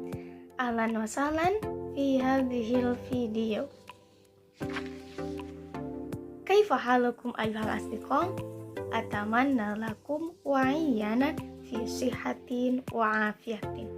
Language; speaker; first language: Arabic; non-native, learner; Indonesian